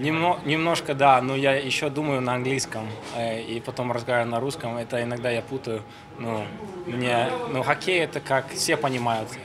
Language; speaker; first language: Russian; early bilingual, heritage; English